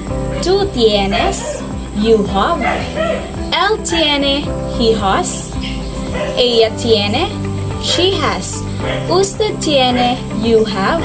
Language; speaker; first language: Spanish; non-native, learner; Filipino